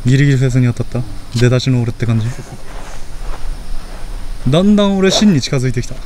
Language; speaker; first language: Japanese; native; Japanese